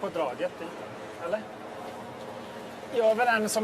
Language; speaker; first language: Swedish; native; Swedish